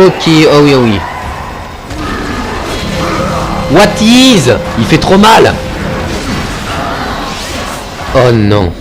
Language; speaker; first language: French; native; French